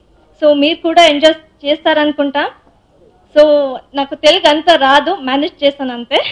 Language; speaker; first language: Telugu; non-native, learner; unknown